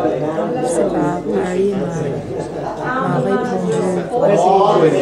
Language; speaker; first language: French; non-native, fluent; English